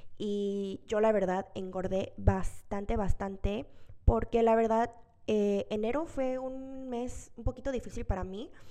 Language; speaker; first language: Spanish; early bilingual, other home language; Korean